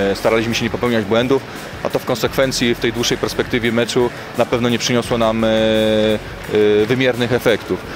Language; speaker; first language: Polish; native; Polish